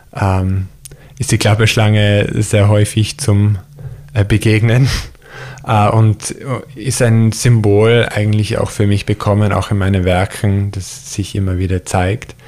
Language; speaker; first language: German; early bilingual, heritage; German